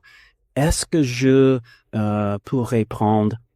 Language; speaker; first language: French; non-native, learner; English